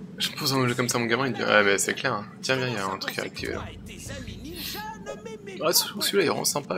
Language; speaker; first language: French; native; French